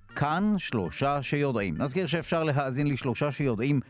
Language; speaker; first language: Hebrew; native; Hebrew